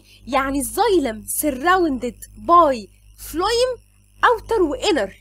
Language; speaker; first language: Arabic; native; Arabic